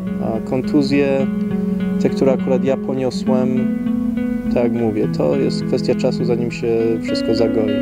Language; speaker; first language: Polish; early bilingual, heritage; Polish